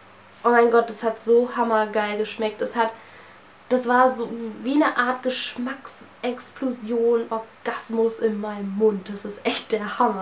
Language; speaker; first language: German; native; German